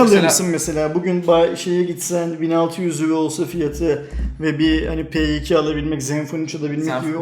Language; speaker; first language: Turkish; native; Turkish